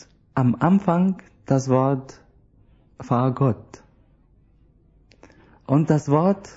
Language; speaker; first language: German; non-native, learner; Arabic